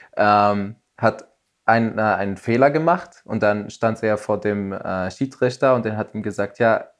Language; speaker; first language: German; non-native, fluent; Arabic